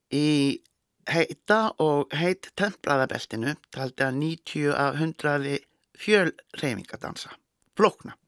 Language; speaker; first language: Icelandic; native; Icelandic